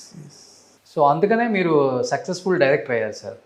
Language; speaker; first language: Telugu; native; Telugu